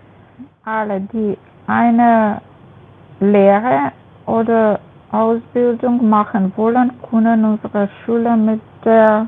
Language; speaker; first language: German; non-native, learner; Macedonian